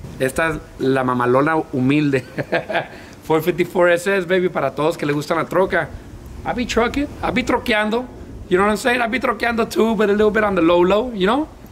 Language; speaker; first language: English; early bilingual, other home language; Spanish